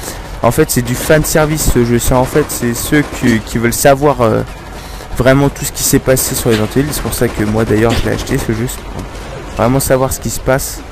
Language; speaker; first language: French; native; French